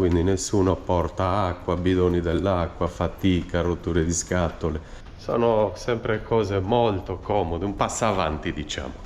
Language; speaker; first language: Italian; native; Italian